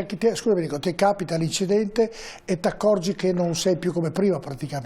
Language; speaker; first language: Italian; native; Italian